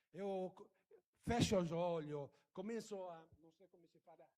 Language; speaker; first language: Portuguese; non-native, fluent; Italian